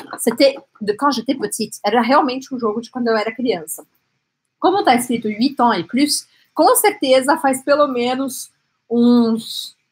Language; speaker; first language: Portuguese; native; Portuguese